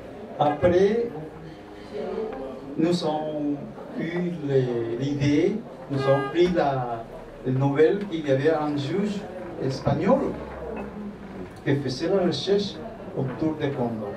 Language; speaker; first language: French; non-native, fluent; Spanish